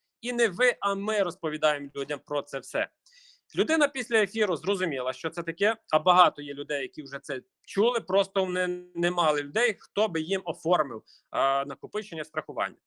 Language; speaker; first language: Ukrainian; native; Ukrainian